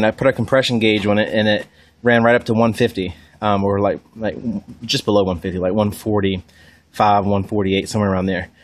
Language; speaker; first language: English; native; English